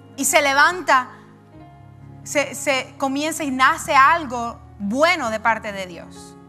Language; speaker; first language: Spanish; early bilingual, heritage; Spanish